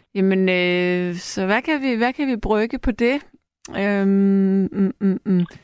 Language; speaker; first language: Danish; native; Danish